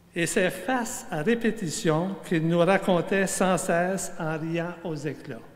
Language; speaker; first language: French; native; French